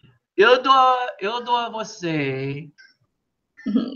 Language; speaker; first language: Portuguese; non-native, learner; English